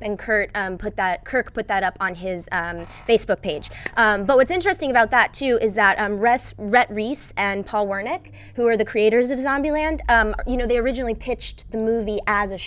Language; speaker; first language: English; native; English